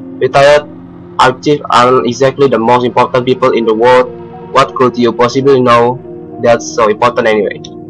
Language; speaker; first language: English; non-native, learner; Indonesian